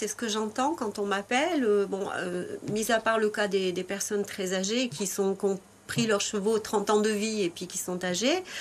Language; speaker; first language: French; native; French